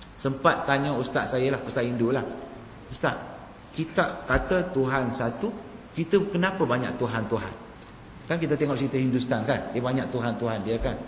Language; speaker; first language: Malay; non-native, local second language; Tamil